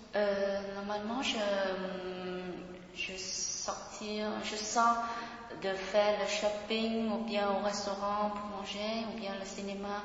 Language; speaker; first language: French; non-native, fluent; Vietnamese